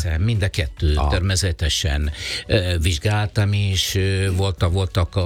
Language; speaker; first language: Hungarian; non-native, fluent; Italian